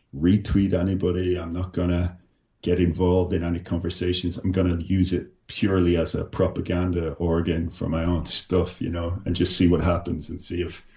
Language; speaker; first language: English; native; English